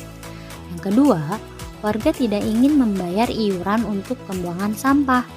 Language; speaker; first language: Malay; native; Malay